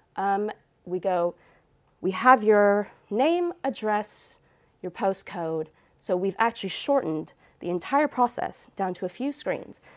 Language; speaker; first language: English; native; English